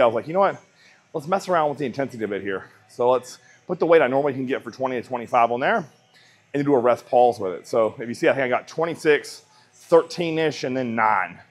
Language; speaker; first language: English; native; English